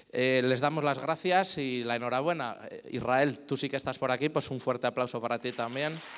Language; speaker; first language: Spanish; native; Spanish